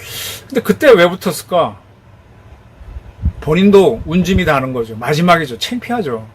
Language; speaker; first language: Korean; native; Korean